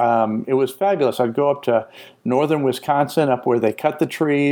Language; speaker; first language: English; native; English